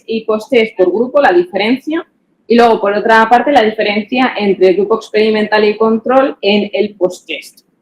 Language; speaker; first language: Spanish; native; Spanish